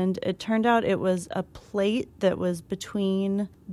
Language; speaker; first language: English; native; English